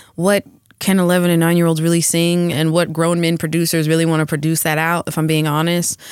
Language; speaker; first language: English; native; English